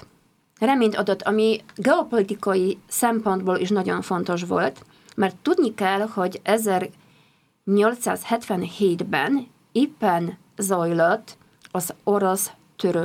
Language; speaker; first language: Hungarian; non-native, fluent; Polish